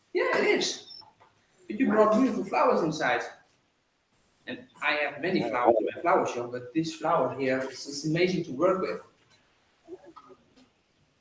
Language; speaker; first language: English; non-native, fluent; Dutch